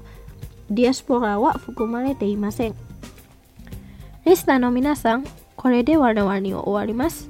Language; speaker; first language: Japanese; non-native, fluent; Indonesian